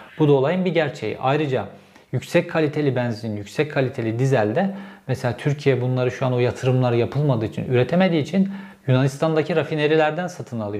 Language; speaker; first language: Turkish; native; Turkish